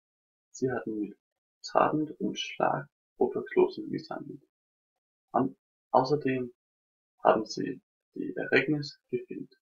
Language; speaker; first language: German; non-native, learner; Danish